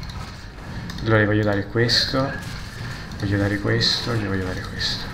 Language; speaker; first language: Italian; native; Italian